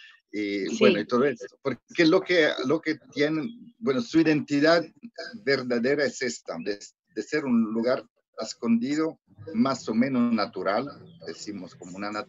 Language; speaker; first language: Spanish; non-native, fluent; Italian